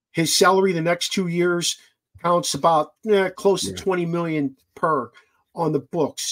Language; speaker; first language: English; native; English